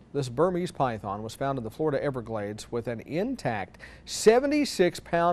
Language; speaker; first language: English; native; English